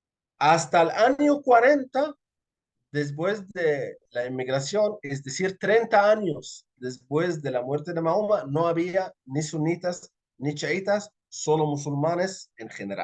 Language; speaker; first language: Spanish; non-native, fluent; Arabic